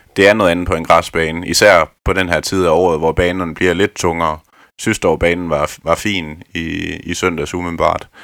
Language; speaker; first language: Danish; native; Danish